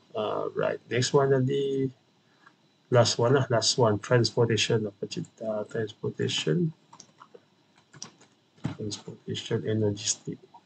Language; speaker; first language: English; non-native, local second language; Malay